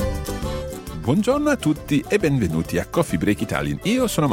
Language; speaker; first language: Italian; non-native, fluent; English